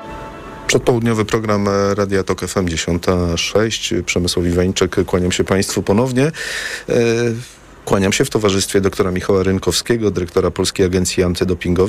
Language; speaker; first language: Polish; native; Polish